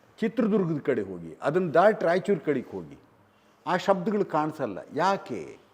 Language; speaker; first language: Kannada; native; Kannada